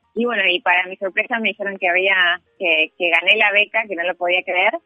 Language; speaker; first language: Spanish; native; Spanish